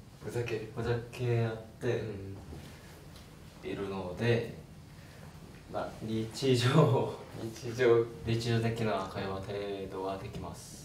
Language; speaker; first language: Japanese; non-native, learner; Korean